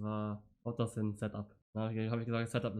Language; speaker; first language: German; native; German